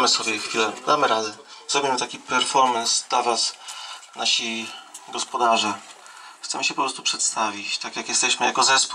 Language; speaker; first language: Polish; native; Polish